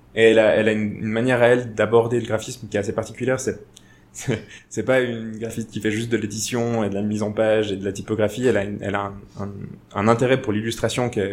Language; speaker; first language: French; native; French